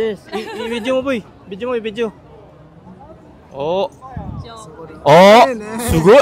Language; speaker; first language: Japanese; non-native, learner; Filipino